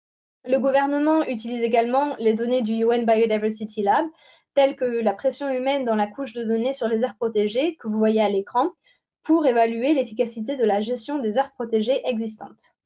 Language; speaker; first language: French; native; French